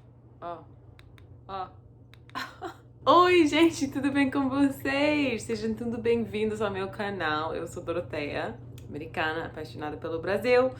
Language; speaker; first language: Portuguese; non-native, fluent; English